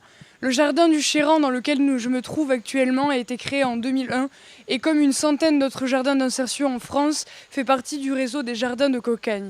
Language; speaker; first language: French; native; French